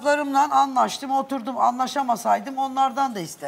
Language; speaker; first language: Turkish; native; Turkish